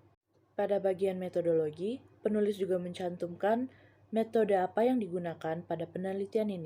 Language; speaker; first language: Indonesian; native; Indonesian